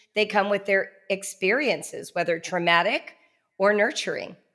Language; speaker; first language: English; native; English